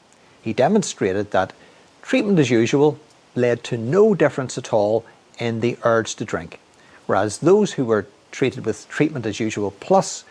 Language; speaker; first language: English; native; English